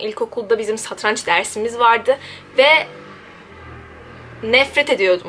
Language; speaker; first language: Turkish; native; Turkish